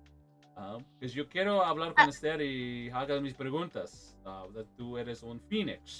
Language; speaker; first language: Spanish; early bilingual, heritage; English